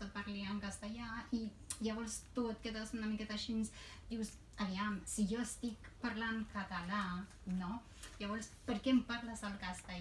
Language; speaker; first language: Catalan; non-native, fluent; Romanian